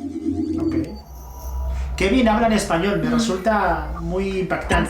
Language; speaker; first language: Spanish; native; Spanish